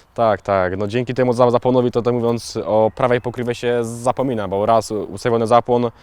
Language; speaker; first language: Polish; native; Polish